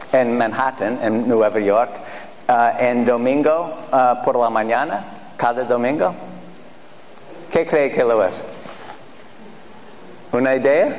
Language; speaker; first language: Spanish; non-native, fluent; English